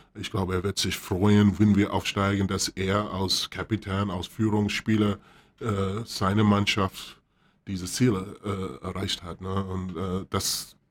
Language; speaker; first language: German; non-native, fluent; English